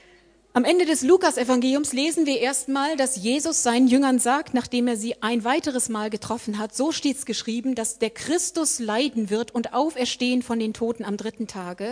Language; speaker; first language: German; native; German